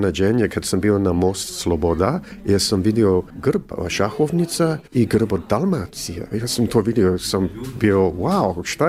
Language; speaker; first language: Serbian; early bilingual, heritage; English